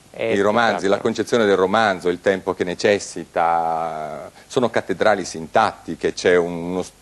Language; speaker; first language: Italian; native; Italian